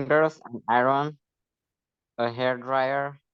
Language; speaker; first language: English; non-native, learner; Vietnamese